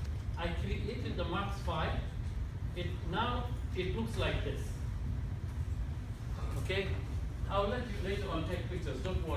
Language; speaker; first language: English; non-native, fluent; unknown